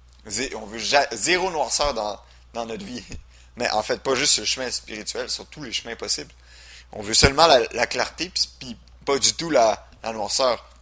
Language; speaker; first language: French; native; French